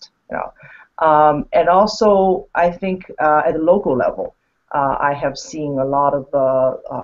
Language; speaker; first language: English; non-native, fluent; Chinese